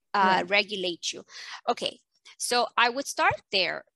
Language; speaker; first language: English; early bilingual, other home language; Spanish